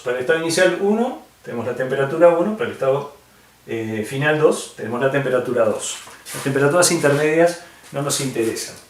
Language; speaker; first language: Spanish; native; Spanish